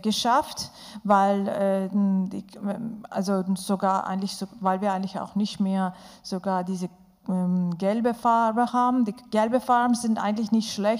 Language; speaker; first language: German; non-native, fluent; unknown